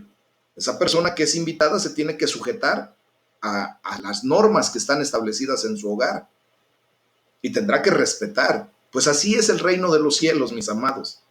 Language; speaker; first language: Spanish; native; Spanish